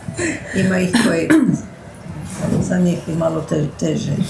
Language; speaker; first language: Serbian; early bilingual, heritage; Serbian